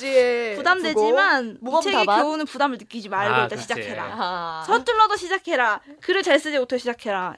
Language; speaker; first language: Korean; native; Korean